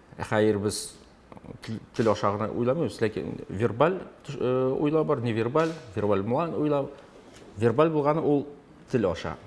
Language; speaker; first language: Tatar; non-native, local second language; Russian